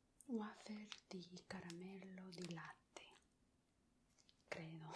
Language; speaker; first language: Italian; non-native, learner; Spanish